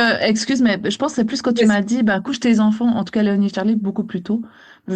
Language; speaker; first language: French; native; French